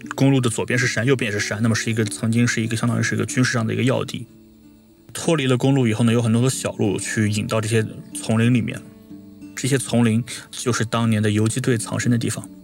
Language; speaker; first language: Chinese; native; Chinese